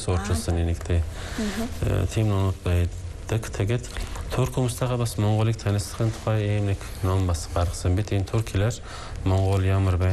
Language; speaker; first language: Mongolian; non-native, fluent; Turkish